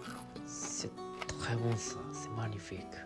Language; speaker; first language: French; non-native, learner; Japanese